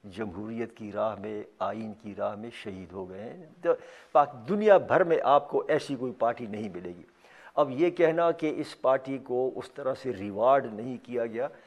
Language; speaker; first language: Urdu; non-native, local second language; Pashto